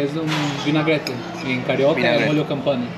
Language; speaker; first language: Spanish; non-native, learner; Portuguese